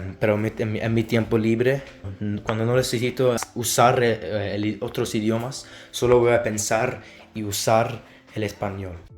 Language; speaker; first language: Spanish; non-native, learner; Azerbaijani